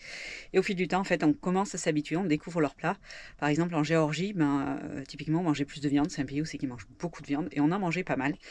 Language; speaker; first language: French; native; French